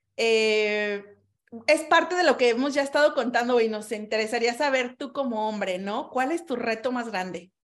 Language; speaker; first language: Spanish; native; Spanish